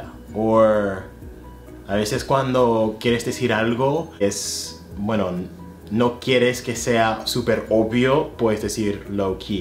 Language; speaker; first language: Spanish; non-native, fluent; English